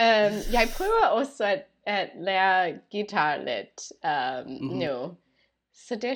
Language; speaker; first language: Danish; non-native, learner; English